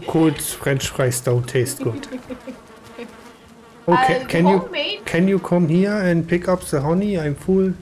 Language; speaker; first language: English; non-native, learner; German